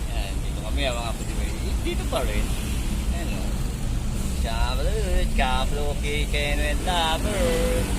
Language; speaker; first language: Filipino; non-native, local second language; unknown